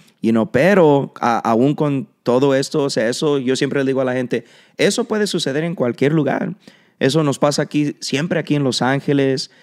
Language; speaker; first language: Spanish; early bilingual, heritage; Spanish